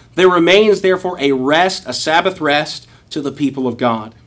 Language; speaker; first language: English; native; English